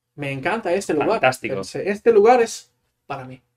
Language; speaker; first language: Spanish; non-native, local second language; Catalan